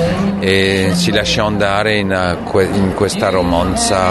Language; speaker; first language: Italian; non-native, fluent; French